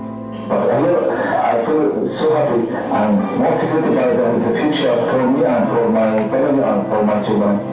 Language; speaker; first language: English; non-native, learner; Arabic